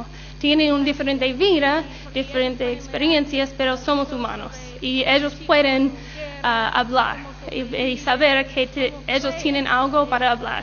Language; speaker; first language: Spanish; non-native, learner; English